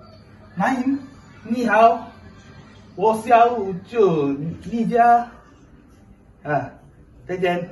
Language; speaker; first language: Chinese; non-native, learner; Malay